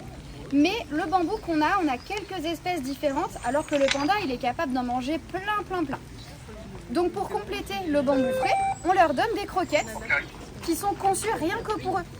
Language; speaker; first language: French; native; French